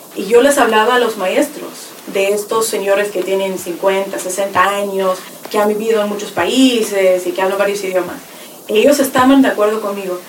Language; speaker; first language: Spanish; non-native, fluent; Russian